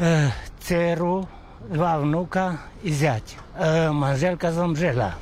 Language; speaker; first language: Czech; non-native, learner; Ukrainian